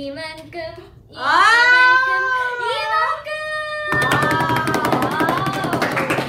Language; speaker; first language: Korean; non-native, fluent; Japanese